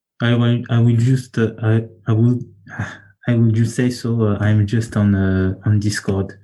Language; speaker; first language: English; non-native, learner; French